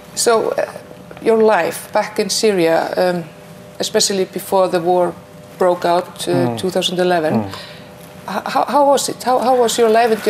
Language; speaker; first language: English; non-native, fluent; Icelandic